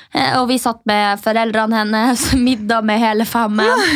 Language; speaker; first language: Norwegian; native; Norwegian